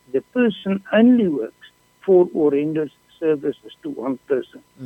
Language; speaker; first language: English; non-native, local second language; Afrikaans